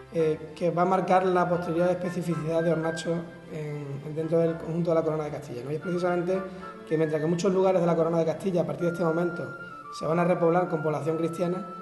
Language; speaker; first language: Spanish; native; Spanish